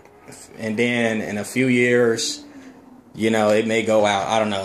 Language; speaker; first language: English; native; English